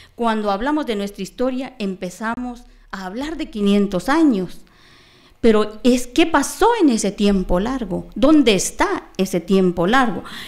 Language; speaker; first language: Spanish; non-native, local second language; Kaqchikel